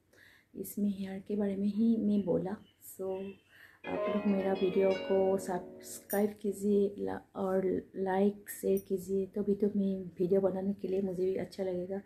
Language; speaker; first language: Hindi; non-native, local second language; Assamese